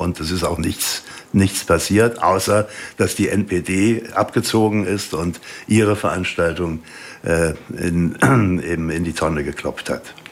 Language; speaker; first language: German; native; German